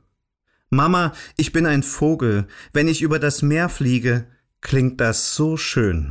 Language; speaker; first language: German; native; German